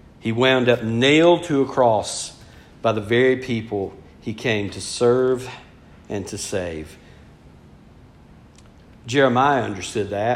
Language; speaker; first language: English; native; English